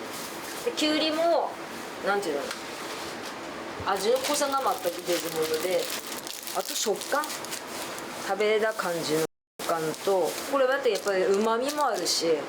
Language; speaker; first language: Japanese; native; Japanese